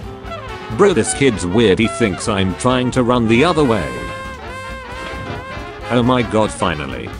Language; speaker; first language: English; native; English